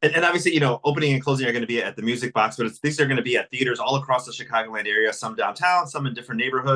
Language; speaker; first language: English; native; English